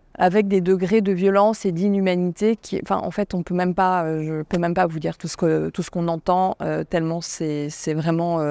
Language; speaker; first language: French; native; French